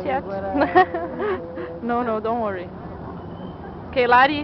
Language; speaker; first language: English; non-native, learner; Portuguese